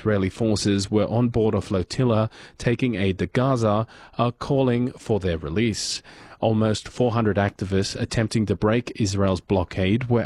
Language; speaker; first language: English; native; English